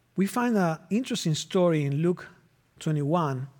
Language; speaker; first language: English; non-native, fluent; Spanish